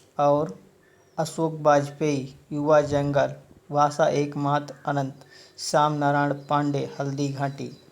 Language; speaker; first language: Hindi; native; Hindi